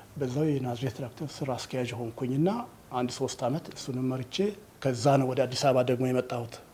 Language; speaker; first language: Amharic; non-native, local second language; Wolaytta